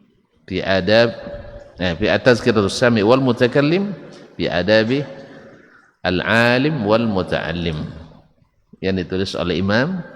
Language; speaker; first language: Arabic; non-native, fluent; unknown